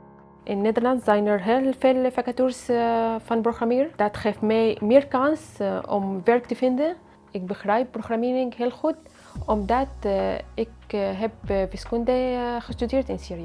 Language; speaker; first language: Dutch; non-native, learner; Arabic